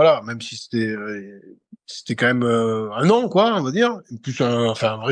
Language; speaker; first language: French; native; French